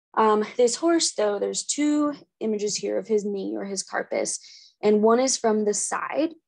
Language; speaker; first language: English; native; English